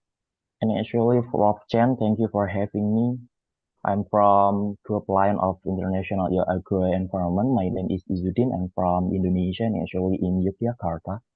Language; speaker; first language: English; non-native, learner; Indonesian